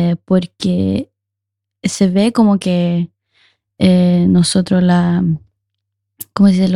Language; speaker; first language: Spanish; early bilingual, heritage; Spanish